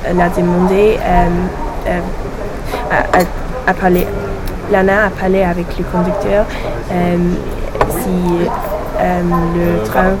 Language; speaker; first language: French; non-native, learner; English